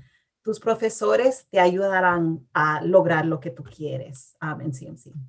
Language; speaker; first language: Spanish; early bilingual, heritage; English